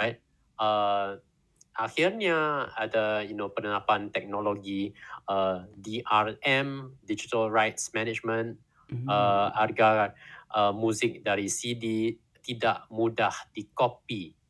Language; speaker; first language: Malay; non-native, learner; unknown